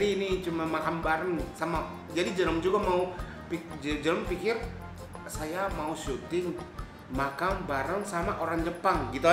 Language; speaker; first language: Indonesian; non-native, fluent; Japanese